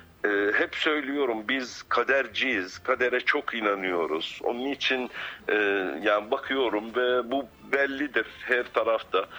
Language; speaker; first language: Turkish; non-native, fluent; Arabic